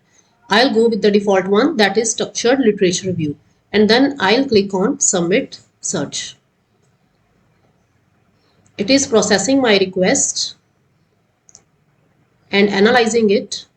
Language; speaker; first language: English; non-native, local second language; Hindi